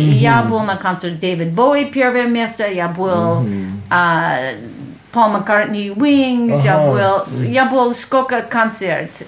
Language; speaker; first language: Russian; non-native, learner; English